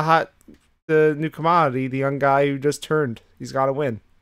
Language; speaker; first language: English; native; English